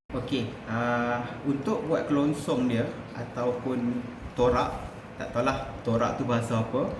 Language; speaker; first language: Malay; native; Malay